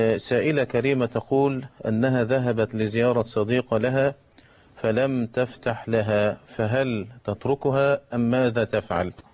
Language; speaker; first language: Arabic; native; Arabic